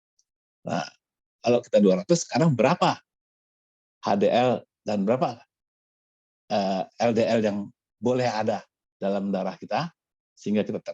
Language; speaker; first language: Malay; native; Malay